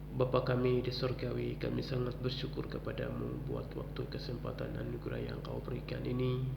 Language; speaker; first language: Indonesian; non-native, local second language; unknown